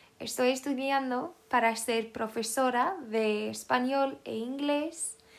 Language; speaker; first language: Spanish; non-native, fluent; Swedish